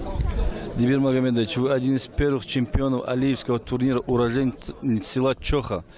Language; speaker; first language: Russian; native; Russian